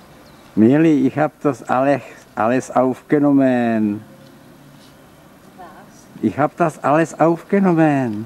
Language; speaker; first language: German; non-native, fluent; Czech